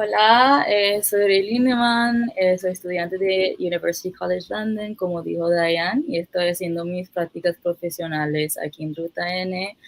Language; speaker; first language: Spanish; non-native, fluent; English